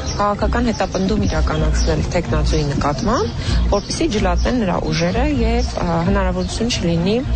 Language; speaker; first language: Armenian; native; Armenian